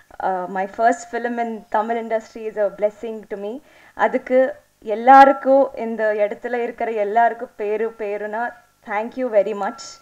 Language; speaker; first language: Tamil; non-native, local second language; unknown